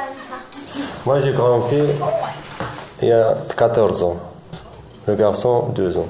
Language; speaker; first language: French; non-native, learner; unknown